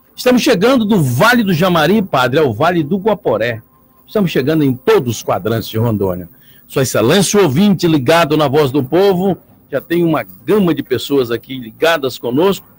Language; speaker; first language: Portuguese; native; Portuguese